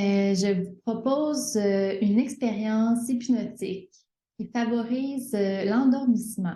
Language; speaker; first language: French; native; French